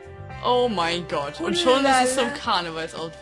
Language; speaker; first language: German; native; German